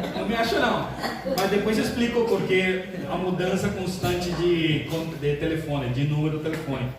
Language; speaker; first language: Portuguese; non-native, fluent; Spanish